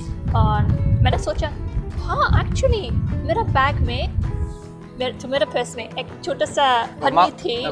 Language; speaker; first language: Hindi; non-native, learner; English